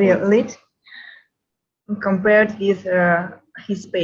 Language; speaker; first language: English; non-native, learner; Russian